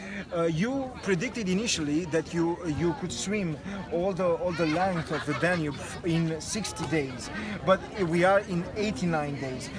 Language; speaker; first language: English; non-native, fluent; Romanian